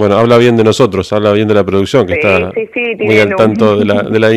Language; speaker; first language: Spanish; native; Spanish